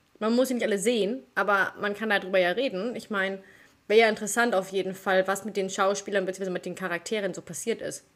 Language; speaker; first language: German; native; German